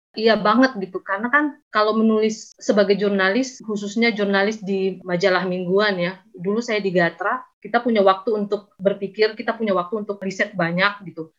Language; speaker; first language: Indonesian; native; Indonesian